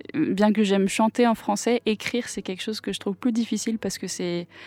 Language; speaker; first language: French; non-native, local second language; English